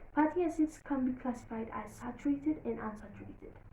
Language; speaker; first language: English; non-native, local second language; Amharic